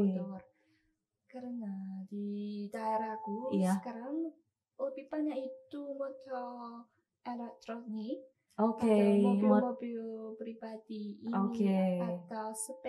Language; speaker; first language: Indonesian; non-native, learner; Chinese